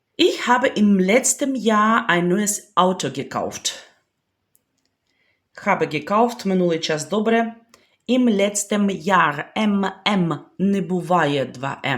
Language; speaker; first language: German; non-native, fluent; Ukrainian